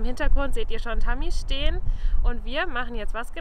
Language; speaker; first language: German; native; German